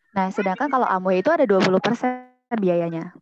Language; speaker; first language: Indonesian; native; Indonesian